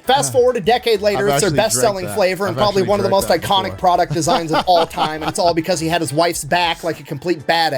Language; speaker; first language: English; native; English